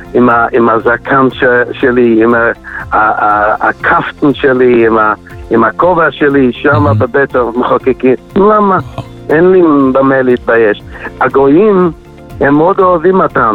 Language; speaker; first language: Hebrew; non-native, fluent; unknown